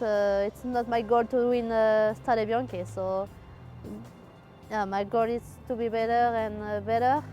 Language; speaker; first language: English; non-native, fluent; French